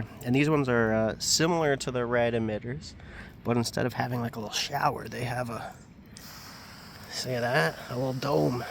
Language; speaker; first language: English; native; English